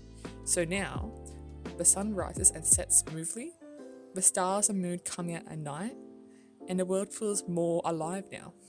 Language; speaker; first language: English; native; English